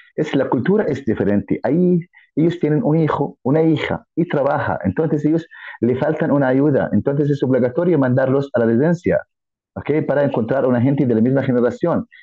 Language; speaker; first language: Spanish; non-native, fluent; Arabic